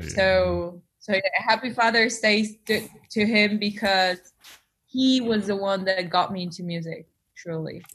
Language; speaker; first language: English; non-native, fluent; Spanish